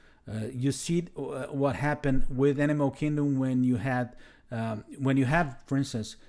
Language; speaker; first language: English; non-native, fluent; Portuguese